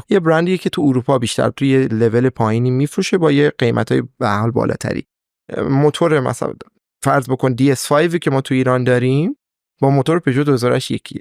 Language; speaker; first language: Persian; native; Persian